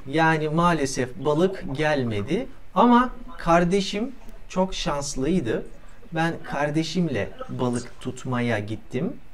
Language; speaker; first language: Turkish; native; Turkish